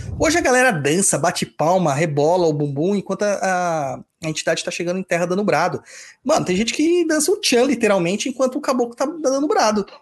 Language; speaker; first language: Portuguese; native; Portuguese